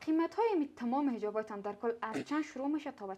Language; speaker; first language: Persian; native; Persian